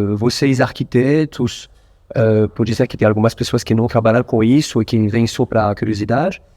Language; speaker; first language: Portuguese; non-native, fluent; French